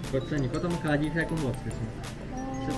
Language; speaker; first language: Japanese; native; Japanese